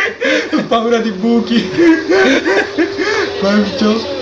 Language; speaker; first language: Italian; native; Italian